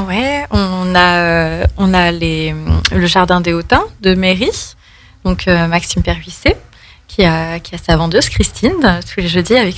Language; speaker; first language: French; native; French